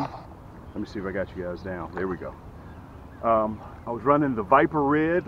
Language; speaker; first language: English; native; English